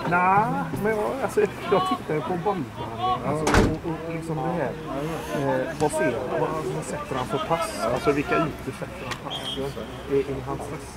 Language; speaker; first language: Swedish; native; Swedish